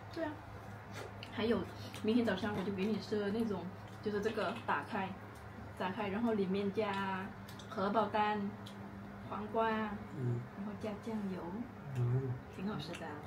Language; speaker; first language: Chinese; non-native, fluent; Vietnamese